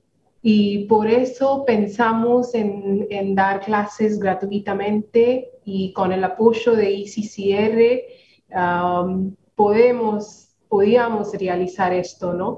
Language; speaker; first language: Spanish; non-native, fluent; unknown